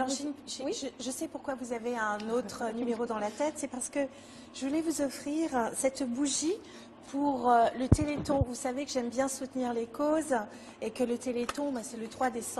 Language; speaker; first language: French; native; French